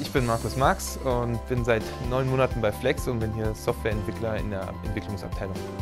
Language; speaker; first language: German; native; German